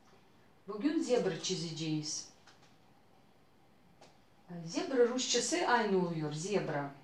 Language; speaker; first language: Turkish; non-native, learner; Russian